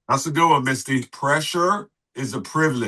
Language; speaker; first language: English; native; English